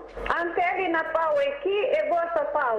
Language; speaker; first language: Greek; non-native, fluent; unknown